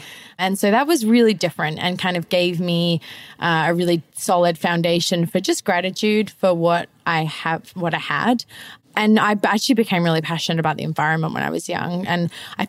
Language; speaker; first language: English; native; English